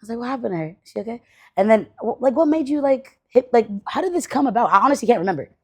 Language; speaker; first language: English; native; English